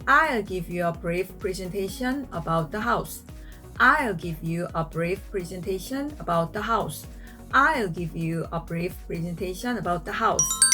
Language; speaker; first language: English; non-native, fluent; Korean